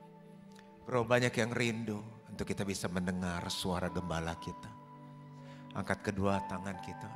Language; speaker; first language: Indonesian; native; Indonesian